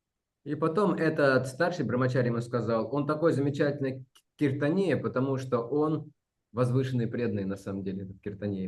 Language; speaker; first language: Russian; native; Russian